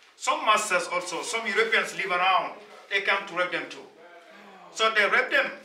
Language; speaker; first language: English; non-native, learner; Wolof